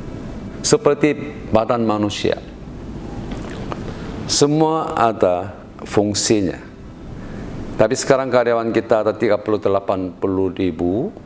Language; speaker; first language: Indonesian; non-native, learner; Korean